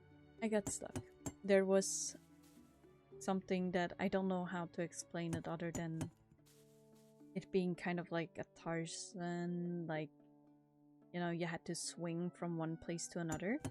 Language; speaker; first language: English; non-native, fluent; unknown